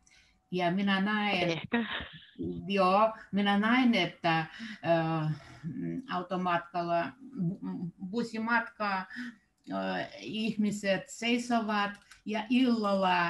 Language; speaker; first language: Finnish; non-native, learner; Russian